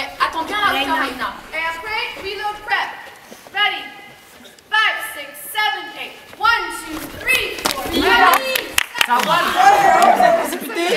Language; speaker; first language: French; non-native, fluent; English